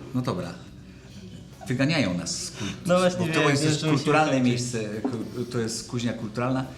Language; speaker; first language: Polish; native; Polish